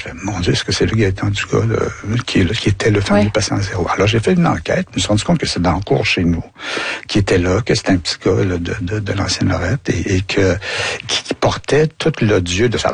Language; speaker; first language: French; native; French